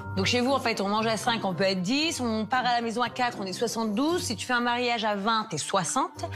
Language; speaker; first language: French; native; French